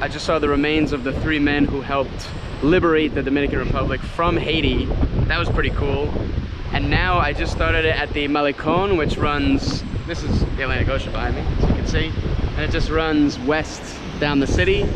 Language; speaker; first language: English; native; English